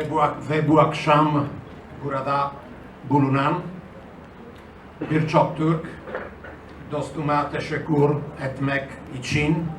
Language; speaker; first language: Turkish; non-native, fluent; Italian